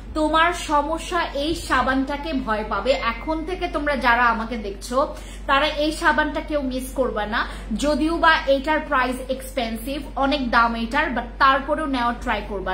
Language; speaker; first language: Bangla; non-native, local second language; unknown